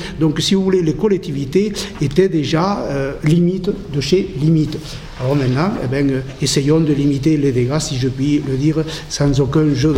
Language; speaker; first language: French; native; French